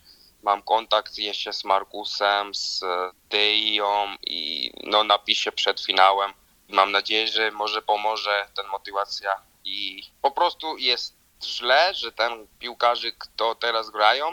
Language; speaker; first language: Polish; non-native, learner; Georgian